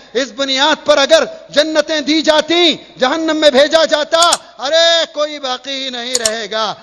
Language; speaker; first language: Urdu; native; Urdu